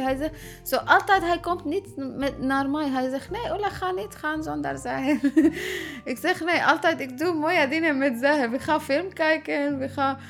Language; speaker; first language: Dutch; non-native, learner; Arabic